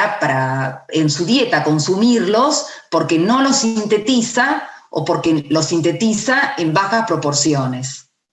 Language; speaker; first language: Spanish; native; Spanish